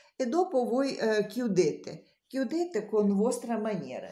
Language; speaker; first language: Italian; non-native, learner; Russian